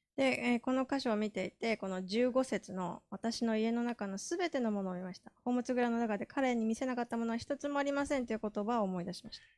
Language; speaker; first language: Japanese; native; Japanese